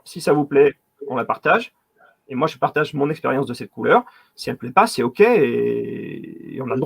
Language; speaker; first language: French; native; French